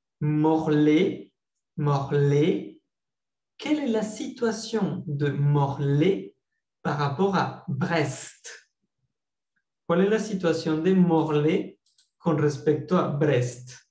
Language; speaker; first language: French; non-native, fluent; Spanish